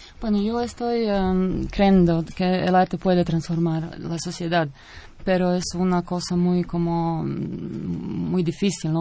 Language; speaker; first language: Spanish; non-native, fluent; Croatian